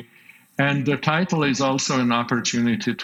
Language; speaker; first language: English; non-native, fluent; Slovak